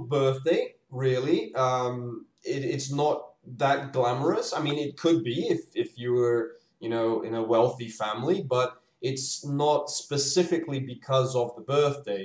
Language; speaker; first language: English; native; English